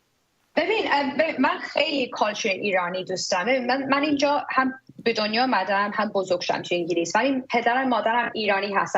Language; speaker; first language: Persian; early bilingual, heritage; Persian